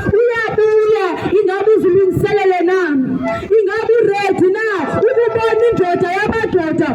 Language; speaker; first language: Zulu; non-native, local second language; Xhosa